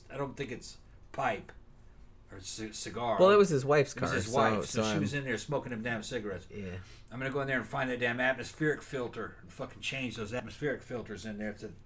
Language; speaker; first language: English; native; English